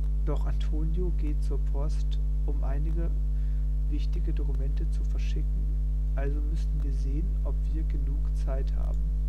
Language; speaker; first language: German; non-native, fluent; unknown